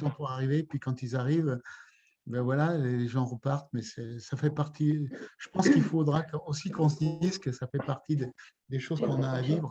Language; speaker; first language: French; native; French